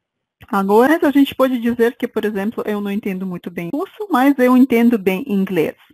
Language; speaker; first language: Portuguese; non-native, fluent; Russian